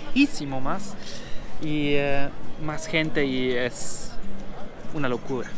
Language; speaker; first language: Spanish; non-native, learner; German